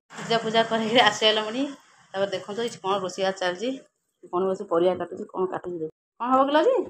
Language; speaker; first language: Odia; native; Odia